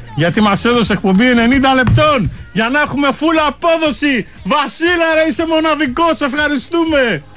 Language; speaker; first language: Greek; native; Greek